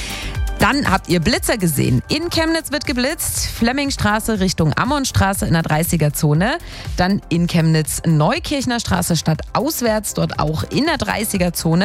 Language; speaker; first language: German; native; German